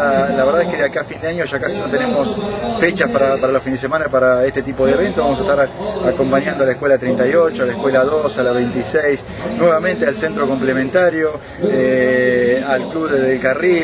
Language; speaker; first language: Spanish; native; Spanish